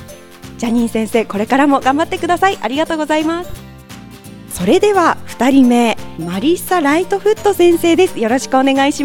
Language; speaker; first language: Japanese; native; Japanese